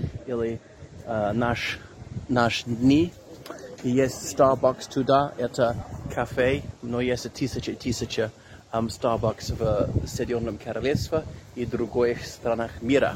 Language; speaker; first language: Russian; non-native, learner; English